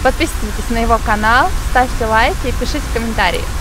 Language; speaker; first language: Russian; native; Russian